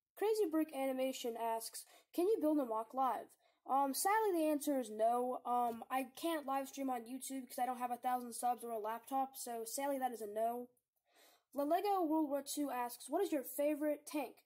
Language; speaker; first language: English; native; English